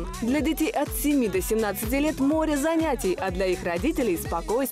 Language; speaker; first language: Russian; native; Russian